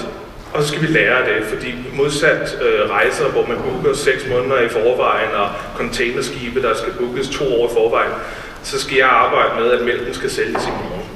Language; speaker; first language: Danish; native; Danish